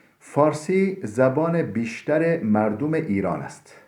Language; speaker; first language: Persian; non-native, fluent; Turkish